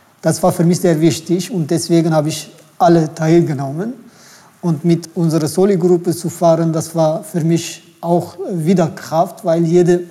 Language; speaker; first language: German; non-native, fluent; Turkish